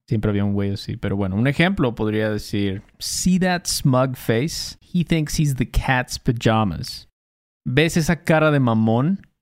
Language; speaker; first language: Spanish; native; Spanish